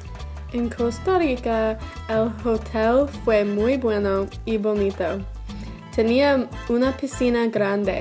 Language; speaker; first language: Spanish; non-native, learner; English